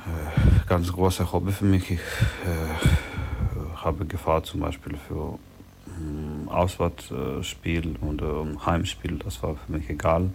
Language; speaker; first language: German; non-native, learner; Ukrainian